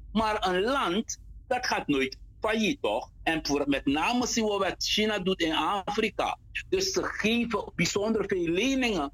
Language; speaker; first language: Dutch; native; Dutch